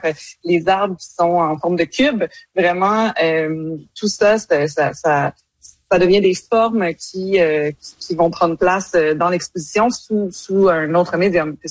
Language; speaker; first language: French; native; French